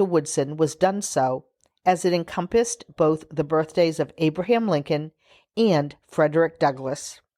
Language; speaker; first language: English; native; English